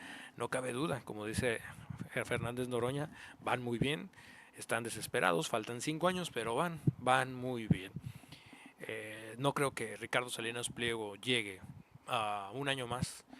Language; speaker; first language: Spanish; native; Spanish